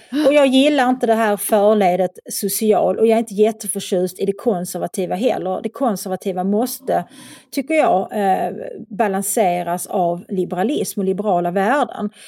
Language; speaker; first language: Swedish; native; Swedish